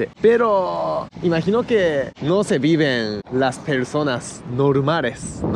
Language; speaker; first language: Spanish; non-native, fluent; Japanese